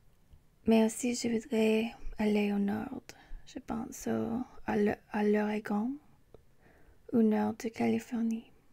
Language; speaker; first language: French; non-native, learner; English